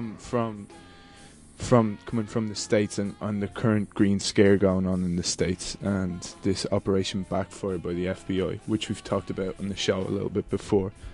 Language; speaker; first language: English; native; English